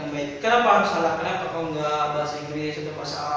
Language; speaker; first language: Indonesian; native; Indonesian